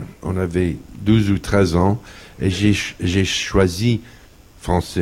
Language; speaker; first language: French; non-native, fluent; English